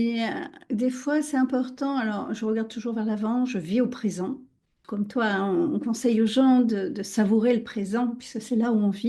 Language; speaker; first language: French; native; French